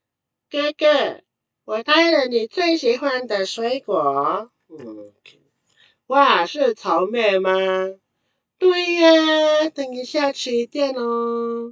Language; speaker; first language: Chinese; non-native, fluent; Indonesian